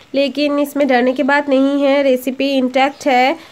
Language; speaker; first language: Hindi; non-native, local second language; Bangla